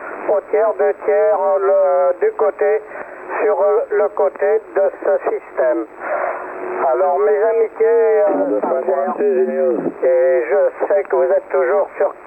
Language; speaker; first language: French; native; French